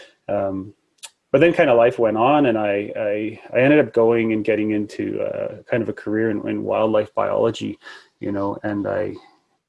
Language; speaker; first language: English; native; English